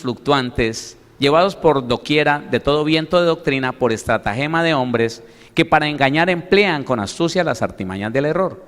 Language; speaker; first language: Spanish; native; Spanish